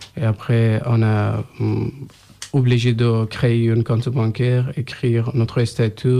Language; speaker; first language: French; non-native, learner; Persian